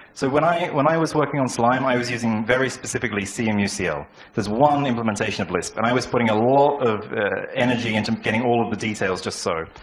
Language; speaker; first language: English; native; English